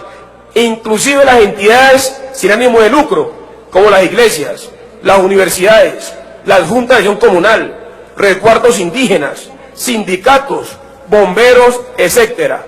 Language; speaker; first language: Spanish; native; Spanish